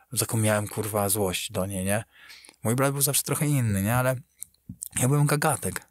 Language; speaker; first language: Polish; native; Polish